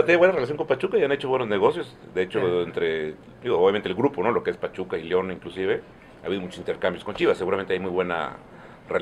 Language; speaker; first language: Spanish; native; Spanish